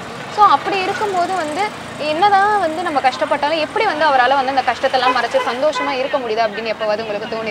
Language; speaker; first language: Tamil; native; Tamil